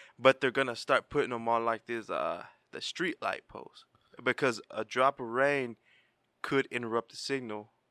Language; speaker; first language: English; early bilingual, other home language; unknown